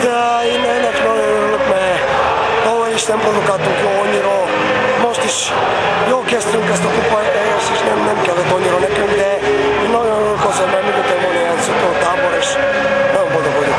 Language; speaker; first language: Hungarian; non-native, learner; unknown